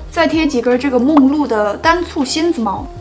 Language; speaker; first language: Chinese; native; Chinese